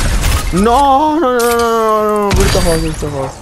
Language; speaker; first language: Italian; native; Italian